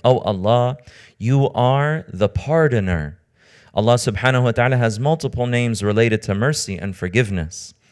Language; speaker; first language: English; native; English